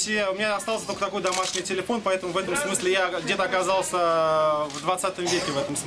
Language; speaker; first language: Russian; native; Russian